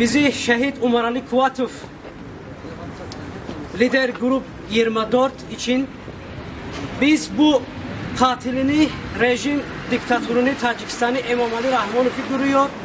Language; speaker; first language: Turkish; non-native, learner; Tajik